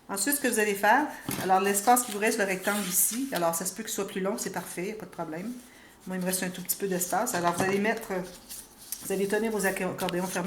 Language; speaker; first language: French; native; French